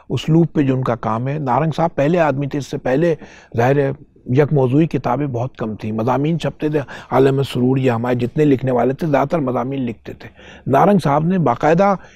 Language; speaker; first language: Hindi; native; Hindi